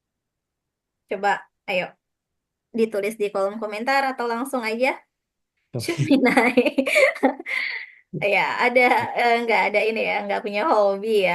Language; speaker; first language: Indonesian; non-native, fluent; Japanese